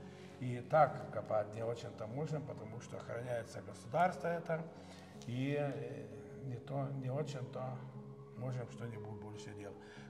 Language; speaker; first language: Russian; non-native, local second language; Lithuanian